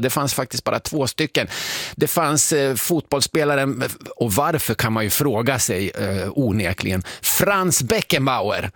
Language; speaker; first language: Swedish; native; Swedish